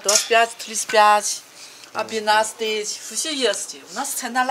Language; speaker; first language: Russian; non-native, learner; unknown